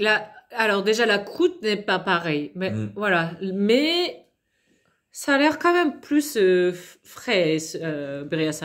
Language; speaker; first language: French; non-native, fluent; Japanese